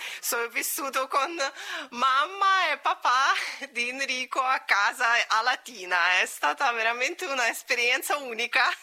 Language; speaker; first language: Italian; non-native, fluent; Latvian